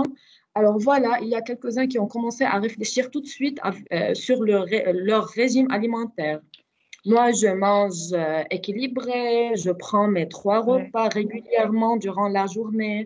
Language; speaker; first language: French; non-native, fluent; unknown